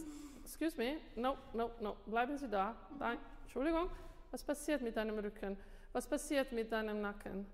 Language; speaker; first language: German; non-native, fluent; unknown